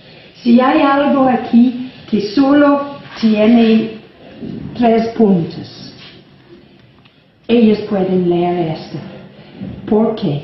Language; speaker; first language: Spanish; non-native, fluent; English